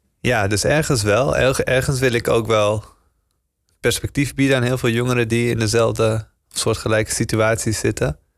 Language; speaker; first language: Dutch; native; Dutch